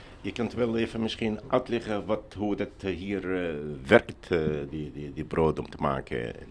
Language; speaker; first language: Dutch; non-native, learner; Arabic